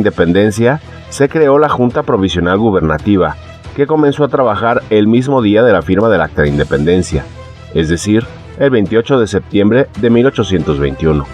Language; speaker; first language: Spanish; native; Spanish